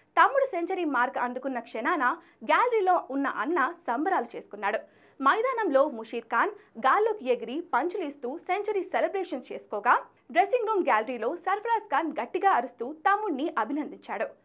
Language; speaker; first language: Telugu; native; Telugu